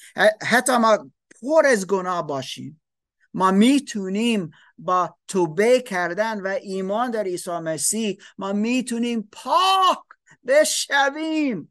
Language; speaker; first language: Persian; non-native, learner; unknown